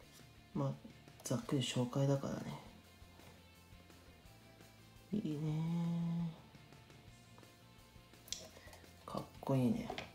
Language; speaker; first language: Japanese; native; Japanese